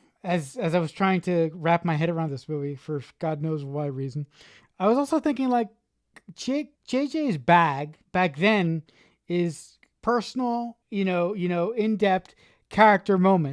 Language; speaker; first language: English; native; English